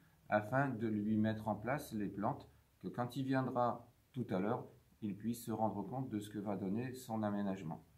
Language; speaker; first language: French; native; French